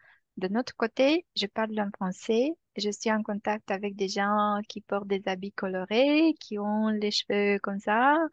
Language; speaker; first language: French; non-native, fluent; Romanian